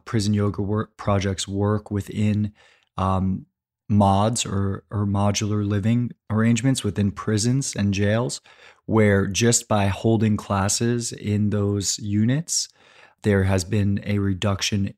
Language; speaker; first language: English; native; English